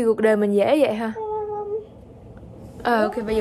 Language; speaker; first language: Vietnamese; early bilingual, heritage; Vietnamese